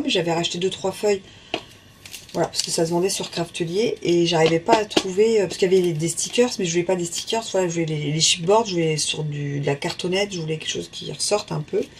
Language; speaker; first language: French; native; French